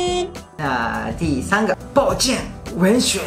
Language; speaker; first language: Chinese; non-native, fluent; Japanese